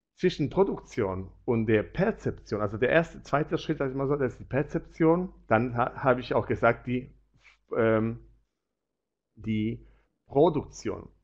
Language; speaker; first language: German; non-native, fluent; Polish